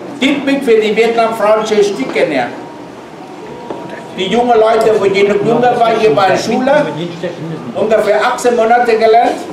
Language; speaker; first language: German; non-native, learner; Vietnamese